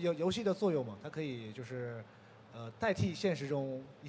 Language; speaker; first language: Chinese; native; Chinese